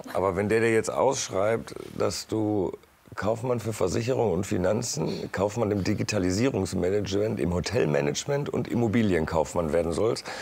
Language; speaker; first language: German; native; German